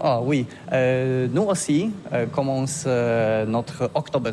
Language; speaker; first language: French; non-native, learner; Polish